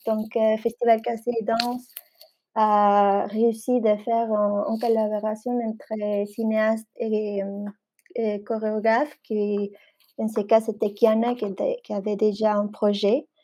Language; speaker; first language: French; non-native, fluent; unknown